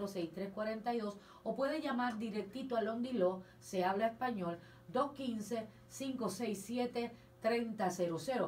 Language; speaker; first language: Spanish; native; Spanish